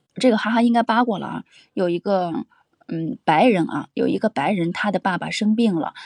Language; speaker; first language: Chinese; native; Chinese